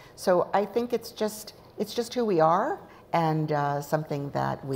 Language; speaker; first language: English; native; English